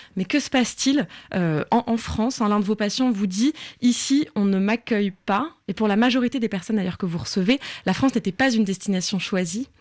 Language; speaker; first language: French; native; French